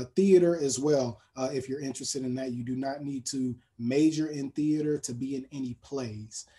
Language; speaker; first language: English; native; English